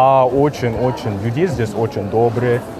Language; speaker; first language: Russian; non-native, learner; German